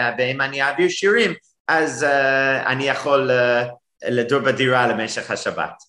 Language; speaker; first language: Hebrew; non-native, fluent; English